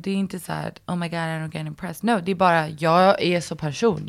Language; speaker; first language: Swedish; early bilingual, other home language; English